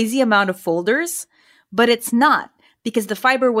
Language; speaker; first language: English; non-native, local second language; Filipino